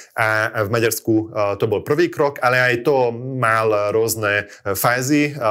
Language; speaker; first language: Slovak; non-native, local second language; Hungarian